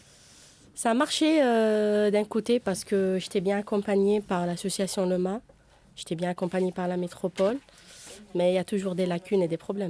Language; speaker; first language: French; non-native, local second language; Arabic